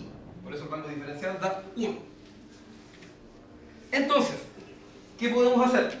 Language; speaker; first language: Spanish; native; Spanish